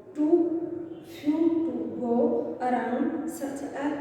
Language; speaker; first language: English; non-native, local second language; Hindi